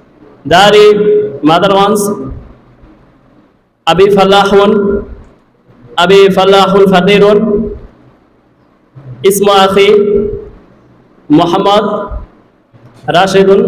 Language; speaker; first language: Arabic; non-native, learner; Bangla